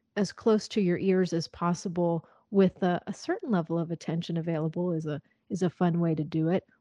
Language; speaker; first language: English; native; English